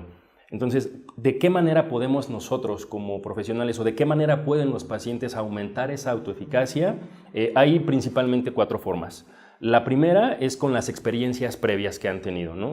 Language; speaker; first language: Spanish; native; Spanish